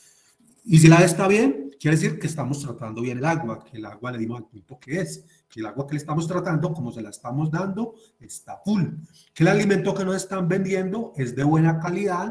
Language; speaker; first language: Spanish; native; Spanish